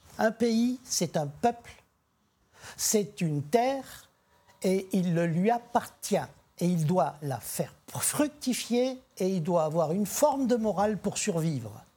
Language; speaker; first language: French; native; French